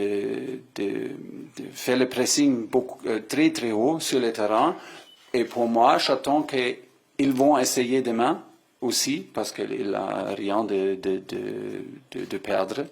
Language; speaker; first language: French; non-native, fluent; German